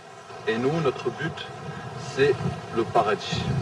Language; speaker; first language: French; native; French